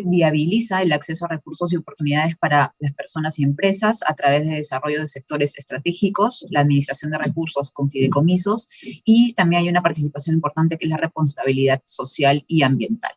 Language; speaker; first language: Spanish; native; Spanish